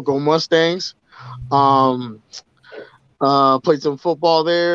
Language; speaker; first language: English; native; English